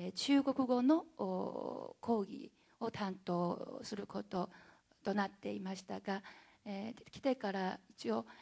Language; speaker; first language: Japanese; non-native, fluent; Chinese